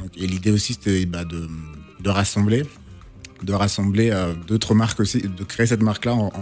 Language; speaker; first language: French; non-native, local second language; Lingala